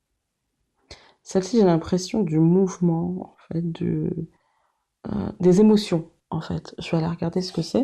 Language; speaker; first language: French; native; French